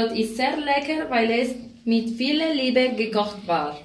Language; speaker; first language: German; non-native, learner; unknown